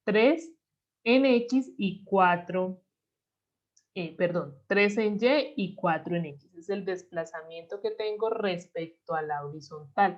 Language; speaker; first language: Spanish; native; Spanish